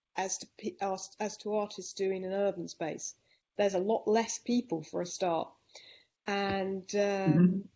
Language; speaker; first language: English; non-native, fluent; Dutch